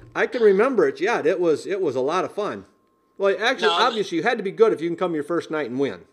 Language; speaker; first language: English; native; English